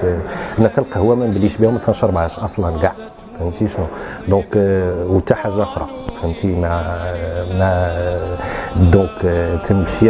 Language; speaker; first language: Arabic; native; Arabic